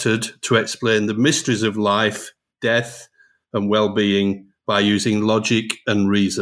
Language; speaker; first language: English; native; English